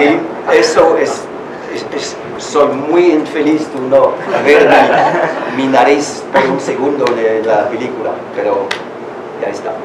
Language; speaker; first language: Spanish; non-native, learner; French